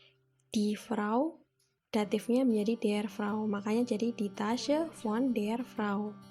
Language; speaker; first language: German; non-native, fluent; Indonesian